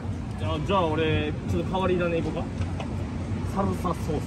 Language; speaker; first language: Japanese; native; Japanese